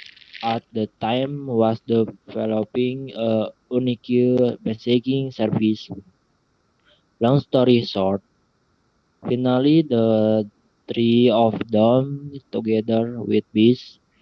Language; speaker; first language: English; non-native, learner; Indonesian